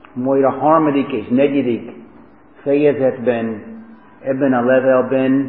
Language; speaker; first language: Hungarian; non-native, fluent; English